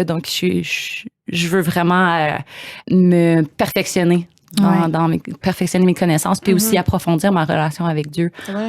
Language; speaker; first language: French; native; French